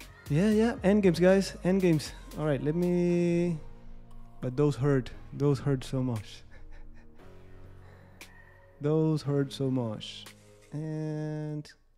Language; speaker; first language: English; non-native, fluent; Spanish